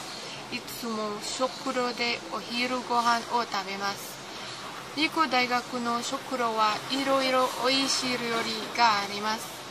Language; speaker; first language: Japanese; non-native, learner; Cantonese